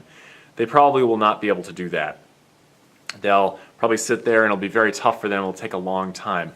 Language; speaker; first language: English; native; English